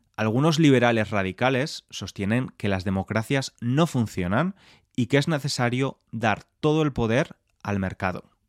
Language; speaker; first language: Spanish; native; Spanish